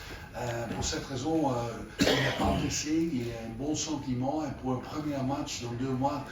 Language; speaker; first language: French; non-native, learner; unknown